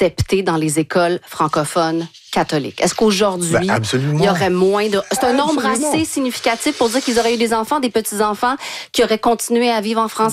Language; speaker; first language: French; native; French